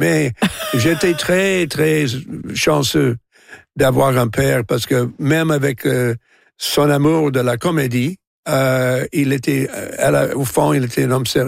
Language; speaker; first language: French; non-native, local second language; English